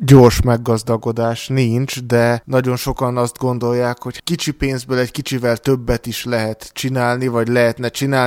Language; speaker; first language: Hungarian; native; Hungarian